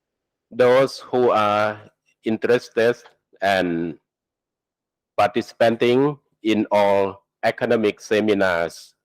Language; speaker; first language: English; non-native, learner; Thai